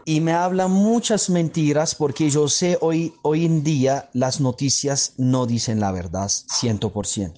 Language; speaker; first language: Spanish; non-native, fluent; Arabic